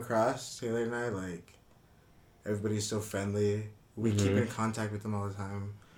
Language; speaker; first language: English; early bilingual, other home language; Indonesian